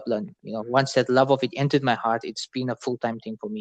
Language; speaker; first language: English; native; English